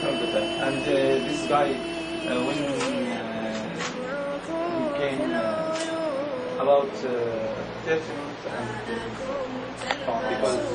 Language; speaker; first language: English; non-native, learner; Arabic